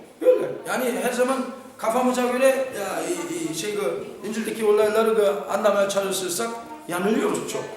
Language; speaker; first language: Turkish; non-native, fluent; Korean